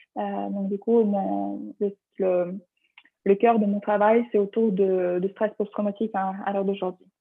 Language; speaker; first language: French; non-native, fluent; Ukrainian